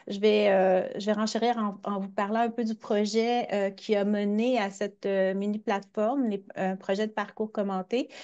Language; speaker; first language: French; native; French